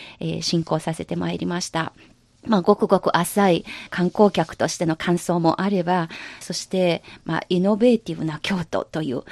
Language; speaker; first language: Japanese; non-native, fluent; Chinese